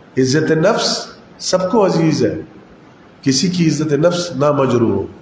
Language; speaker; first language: Urdu; non-native, local second language; Pashto